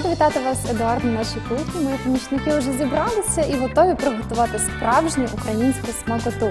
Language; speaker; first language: Ukrainian; native; Ukrainian